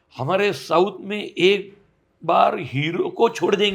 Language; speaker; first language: Hindi; non-native, local second language; Marathi